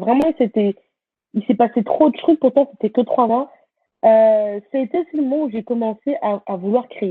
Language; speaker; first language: French; native; French